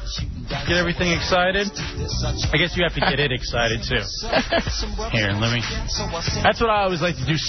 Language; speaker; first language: English; native; English